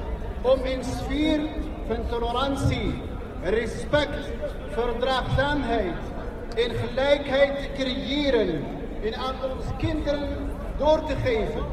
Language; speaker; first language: Dutch; non-native, fluent; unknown